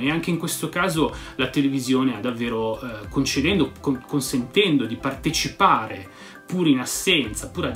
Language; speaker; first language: Italian; native; Italian